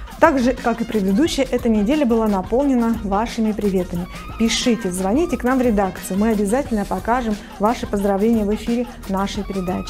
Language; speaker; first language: Russian; native; Russian